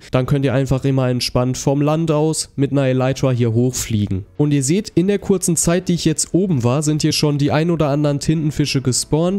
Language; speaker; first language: German; native; German